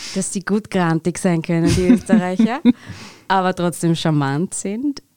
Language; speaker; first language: German; native; German